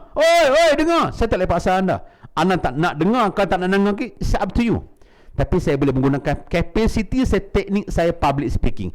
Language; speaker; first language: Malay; native; Malay